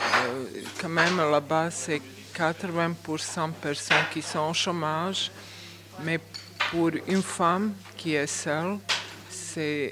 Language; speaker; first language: French; non-native, learner; Bosnian